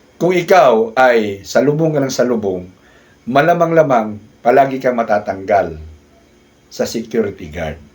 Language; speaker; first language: Filipino; non-native, local second language; Cebuano